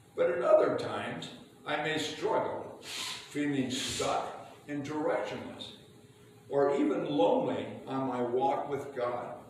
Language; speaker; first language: English; native; English